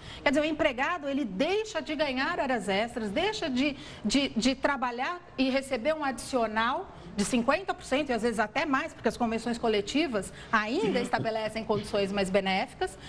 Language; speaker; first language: Portuguese; native; Portuguese